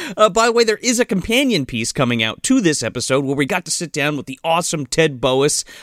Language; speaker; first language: English; native; English